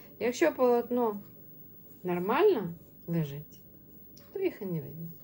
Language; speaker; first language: Ukrainian; non-native, local second language; Russian